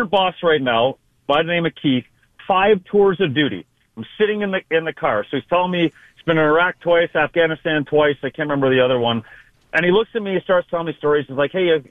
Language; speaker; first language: English; native; English